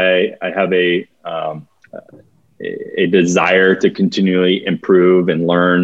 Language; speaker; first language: English; native; English